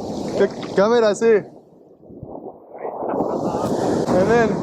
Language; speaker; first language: English; non-native, learner; French